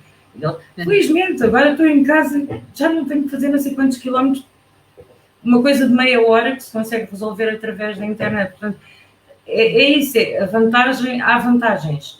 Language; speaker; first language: Portuguese; native; Portuguese